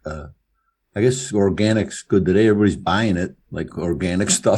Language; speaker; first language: English; native; English